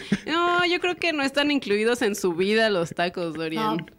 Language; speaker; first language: Spanish; native; Spanish